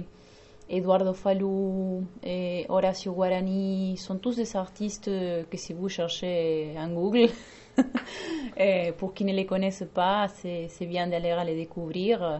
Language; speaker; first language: French; non-native, fluent; Spanish